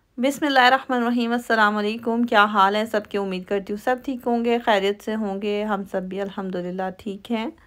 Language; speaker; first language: Urdu; native; Urdu